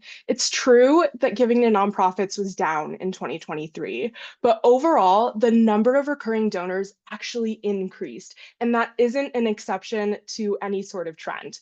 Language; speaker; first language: English; native; English